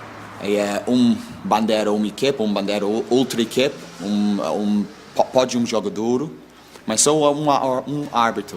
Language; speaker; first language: Portuguese; non-native, learner; English